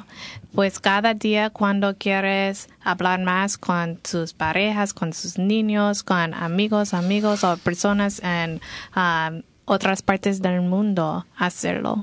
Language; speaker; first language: Spanish; non-native, learner; English